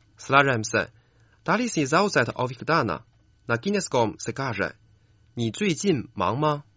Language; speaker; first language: Croatian; non-native, fluent; Chinese